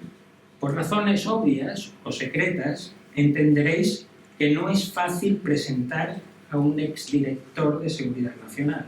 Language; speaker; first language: Spanish; native; Spanish